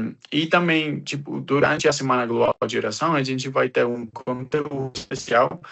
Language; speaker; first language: Portuguese; non-native, fluent; Spanish